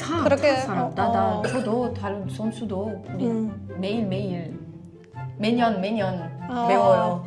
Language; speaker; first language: Korean; non-native, learner; French